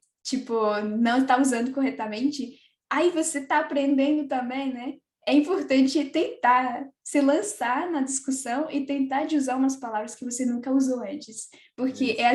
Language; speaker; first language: Portuguese; non-native, fluent; French